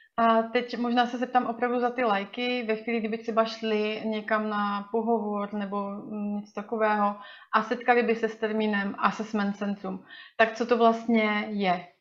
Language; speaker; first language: Czech; native; Czech